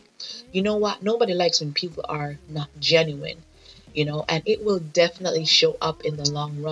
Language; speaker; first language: English; native; English